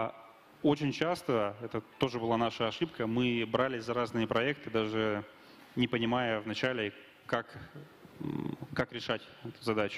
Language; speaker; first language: Russian; native; Russian